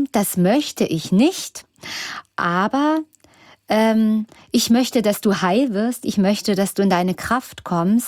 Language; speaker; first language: German; native; German